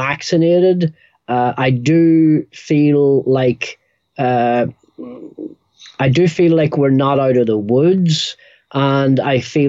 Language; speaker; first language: English; native; English